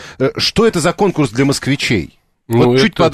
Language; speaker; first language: Russian; native; Russian